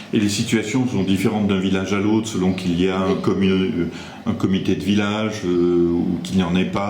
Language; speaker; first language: French; native; French